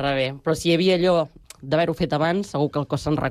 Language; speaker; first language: Catalan; native; Catalan